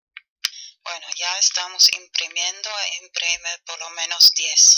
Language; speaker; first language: Spanish; non-native, fluent; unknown